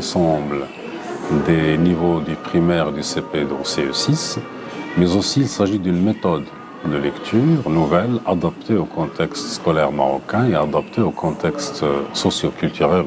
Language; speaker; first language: French; non-native, local second language; Arabic